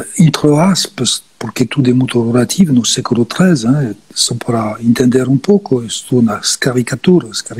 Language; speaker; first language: Portuguese; non-native, fluent; French